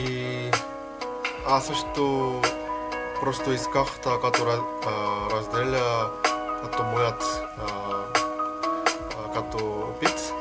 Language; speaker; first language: Bulgarian; non-native, learner; Korean